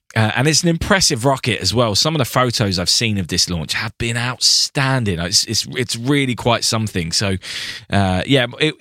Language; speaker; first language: English; native; English